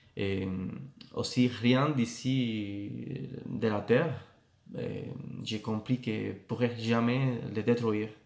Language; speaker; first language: French; non-native, fluent; Spanish